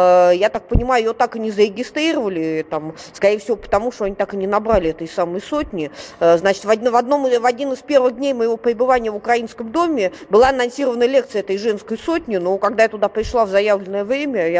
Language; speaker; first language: Russian; native; Russian